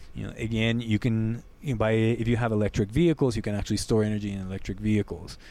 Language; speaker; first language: English; non-native, fluent; Spanish